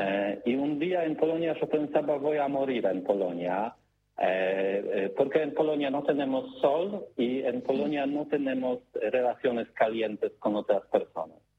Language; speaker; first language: Spanish; non-native, learner; Polish